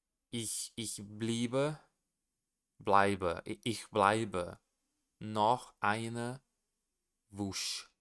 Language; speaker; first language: German; non-native, learner; Portuguese